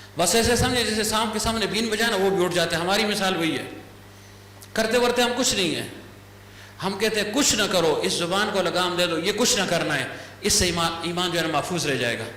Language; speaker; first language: Urdu; non-native, local second language; Pashto